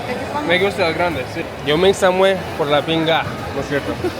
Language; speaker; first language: Spanish; non-native, learner; English